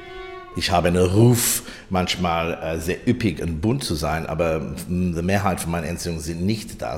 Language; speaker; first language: German; non-native, fluent; English